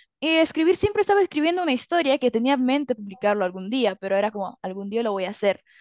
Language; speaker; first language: Spanish; early bilingual, other home language; Italian